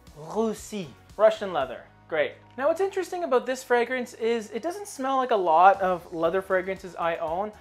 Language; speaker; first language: English; native; English